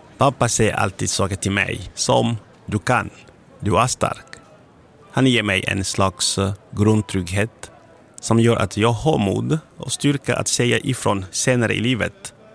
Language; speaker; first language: Swedish; non-native, fluent; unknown